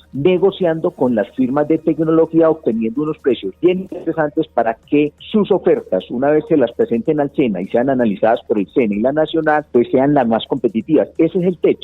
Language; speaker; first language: Spanish; native; Spanish